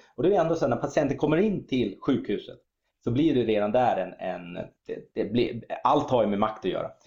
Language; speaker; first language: Swedish; early bilingual, other home language; German